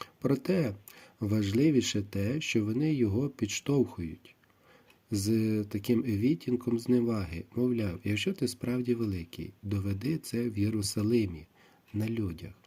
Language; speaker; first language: Ukrainian; native; Ukrainian